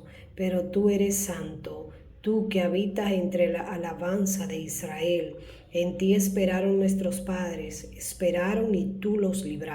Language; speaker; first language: Spanish; native; Spanish